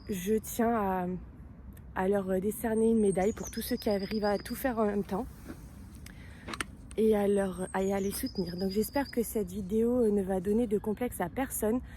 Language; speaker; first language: French; native; French